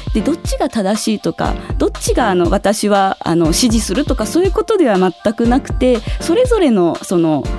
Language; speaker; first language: Japanese; early bilingual, other home language; Chinese